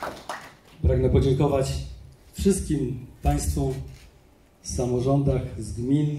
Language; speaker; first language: Polish; native; Polish